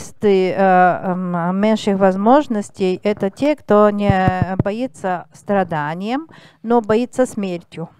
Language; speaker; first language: Russian; non-native, learner; Bulgarian